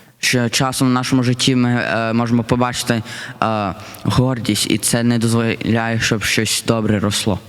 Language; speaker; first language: Ukrainian; early bilingual, heritage; Ukrainian